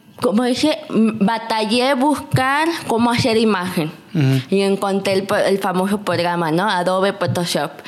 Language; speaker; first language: Spanish; native; Spanish